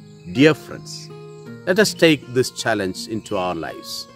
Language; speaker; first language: English; non-native, local second language; Malayalam